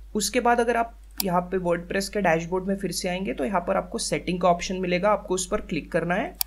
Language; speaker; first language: Hindi; native; Hindi